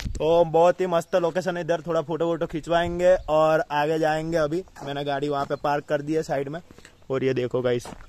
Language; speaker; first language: Hindi; native; Hindi